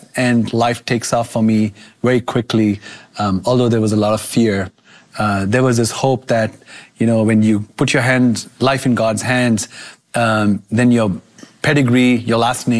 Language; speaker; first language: English; non-native, local second language; Bangla